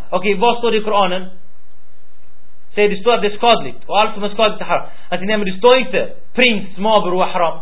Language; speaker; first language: Swedish; early bilingual, other home language; Arabic